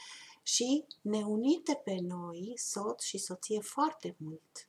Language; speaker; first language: Romanian; non-native, fluent; German